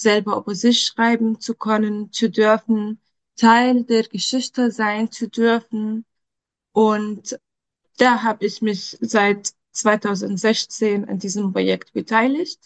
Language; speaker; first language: German; non-native, fluent; Arabic